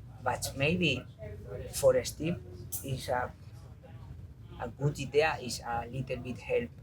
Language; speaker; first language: English; non-native, learner; Spanish